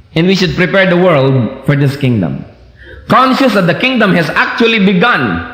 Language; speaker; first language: English; non-native, local second language; Filipino